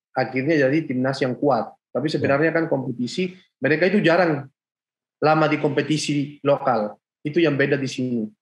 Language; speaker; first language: Indonesian; non-native, fluent; Spanish